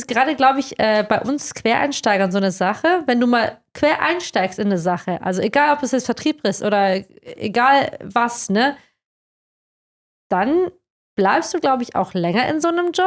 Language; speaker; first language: German; native; German